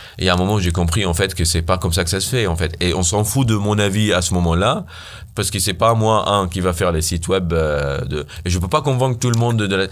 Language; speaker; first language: French; non-native, fluent; Arabic